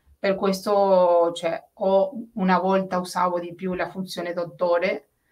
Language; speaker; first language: Italian; non-native, fluent; Spanish